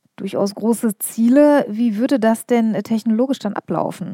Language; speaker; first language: German; native; German